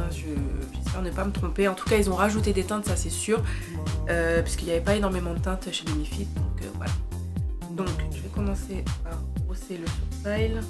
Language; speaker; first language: French; native; French